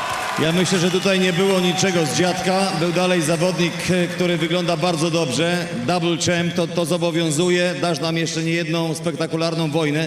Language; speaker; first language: Polish; native; Polish